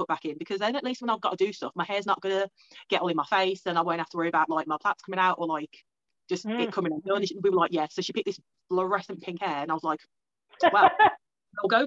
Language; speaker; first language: English; native; English